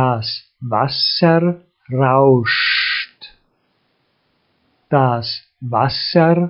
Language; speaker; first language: German; native; German